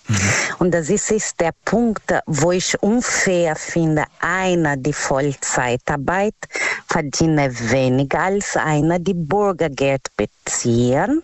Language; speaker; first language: German; non-native, learner; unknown